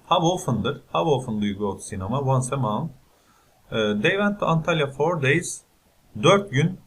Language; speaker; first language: English; non-native, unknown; Turkish